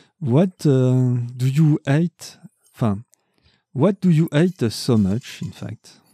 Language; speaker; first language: English; non-native, learner; French